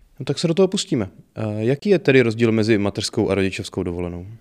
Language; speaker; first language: Czech; native; Czech